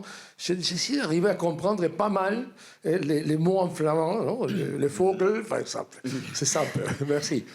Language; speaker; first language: French; non-native, fluent; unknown